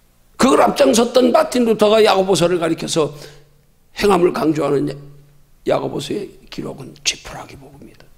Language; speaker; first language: Korean; native; Korean